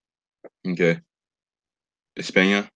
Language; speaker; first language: Spanish; non-native, learner; English